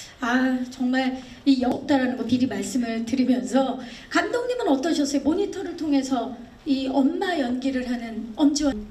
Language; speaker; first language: Korean; native; Korean